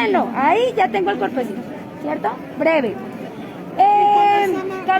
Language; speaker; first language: Spanish; native; Spanish